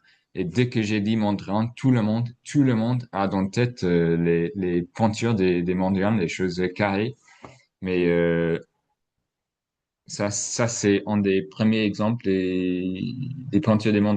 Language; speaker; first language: French; non-native, fluent; English